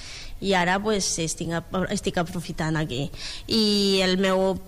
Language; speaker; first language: Catalan; non-native, learner; Spanish